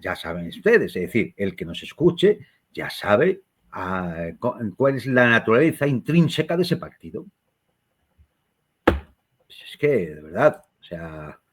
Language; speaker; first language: Spanish; native; Spanish